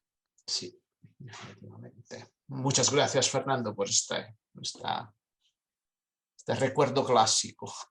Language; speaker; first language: Spanish; non-native, fluent; Italian